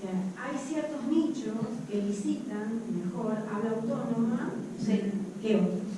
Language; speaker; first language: Spanish; native; Spanish